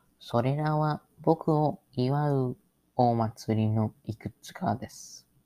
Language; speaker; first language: Japanese; non-native, learner; English